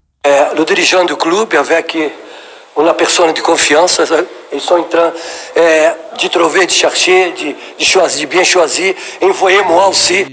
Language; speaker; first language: French; non-native, learner; Portuguese